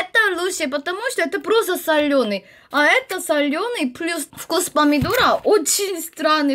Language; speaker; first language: Russian; non-native, learner; Korean